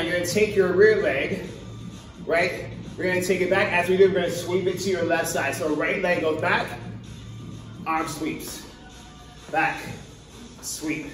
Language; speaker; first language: English; native; English